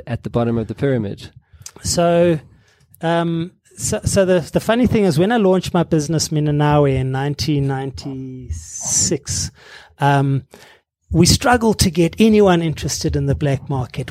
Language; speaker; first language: English; native; English